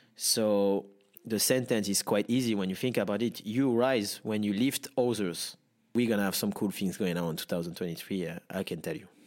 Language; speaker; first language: English; non-native, fluent; French